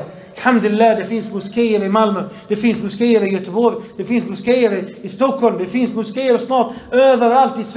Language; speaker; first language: Swedish; early bilingual, other home language; Arabic